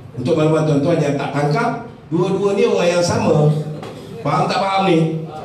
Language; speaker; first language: Malay; native; Malay